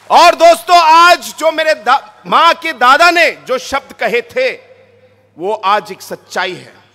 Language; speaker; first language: Hindi; non-native, local second language; Garo